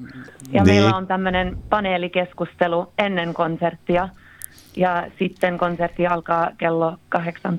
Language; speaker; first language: Finnish; early bilingual, heritage; Finnish